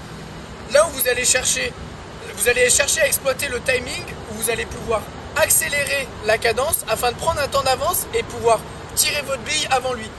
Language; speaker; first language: French; native; French